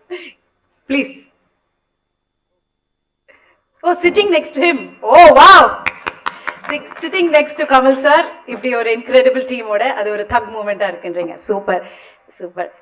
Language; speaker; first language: Tamil; native; Tamil